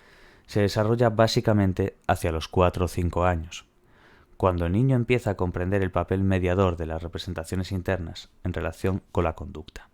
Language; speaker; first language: Spanish; native; Spanish